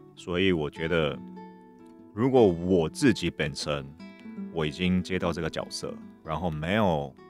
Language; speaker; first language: Chinese; non-native, fluent; Japanese